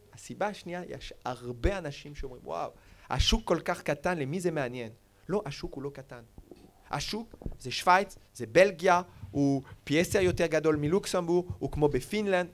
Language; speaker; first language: Hebrew; non-native, fluent; French